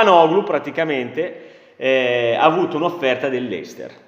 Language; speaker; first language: Italian; native; Italian